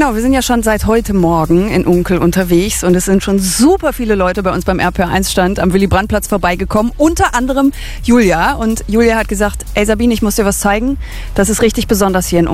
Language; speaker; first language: German; native; German